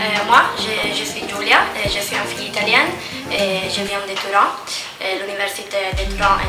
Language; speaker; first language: French; non-native, fluent; Italian